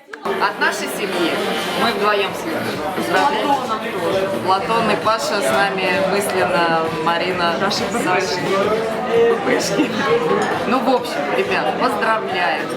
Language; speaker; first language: Russian; native; Russian